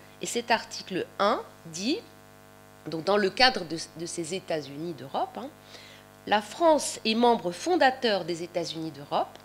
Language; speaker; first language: French; native; French